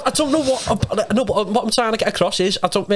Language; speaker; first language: English; native; English